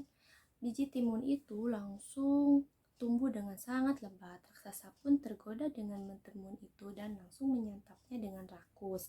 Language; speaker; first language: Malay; non-native, local second language; Sundanese